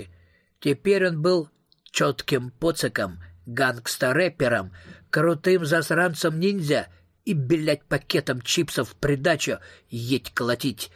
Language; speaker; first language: Russian; native; Russian